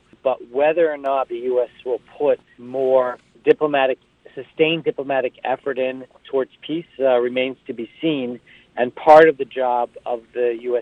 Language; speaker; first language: English; native; English